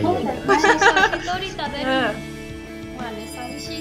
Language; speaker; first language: Japanese; non-native, learner; Burmese